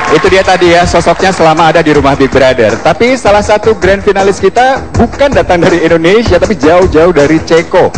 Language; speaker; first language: Indonesian; native; Indonesian